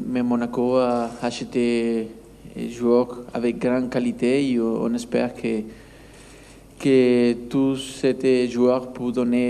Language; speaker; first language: French; non-native, learner; Spanish